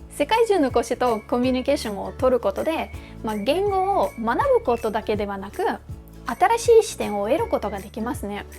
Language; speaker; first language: Japanese; non-native, fluent; Russian